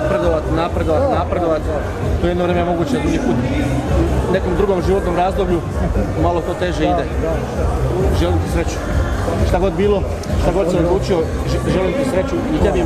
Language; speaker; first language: Croatian; native; Croatian